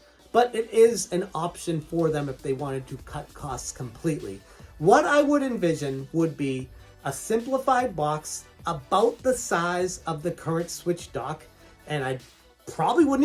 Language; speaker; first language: English; native; English